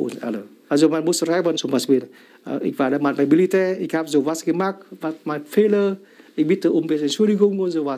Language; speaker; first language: German; non-native, learner; Vietnamese